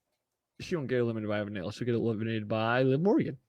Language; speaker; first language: English; native; English